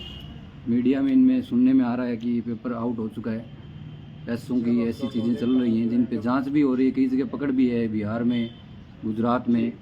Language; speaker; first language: Hindi; native; Hindi